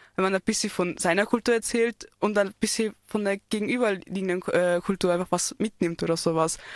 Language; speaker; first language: German; early bilingual, other home language; Turkish